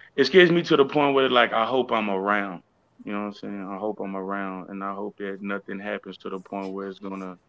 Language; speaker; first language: English; native; English